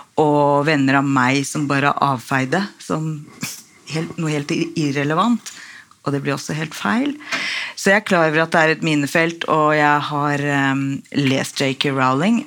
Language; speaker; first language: Norwegian; native; Norwegian